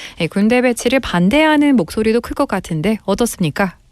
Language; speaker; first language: Korean; native; Korean